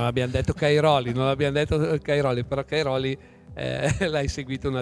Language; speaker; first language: Italian; native; Italian